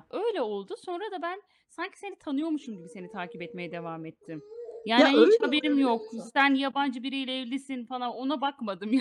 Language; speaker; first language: Turkish; native; Turkish